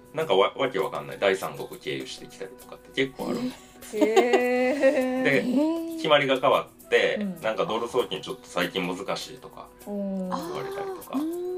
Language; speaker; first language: Japanese; native; Japanese